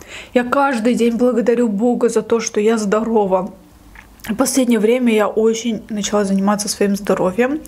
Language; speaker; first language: Russian; native; Russian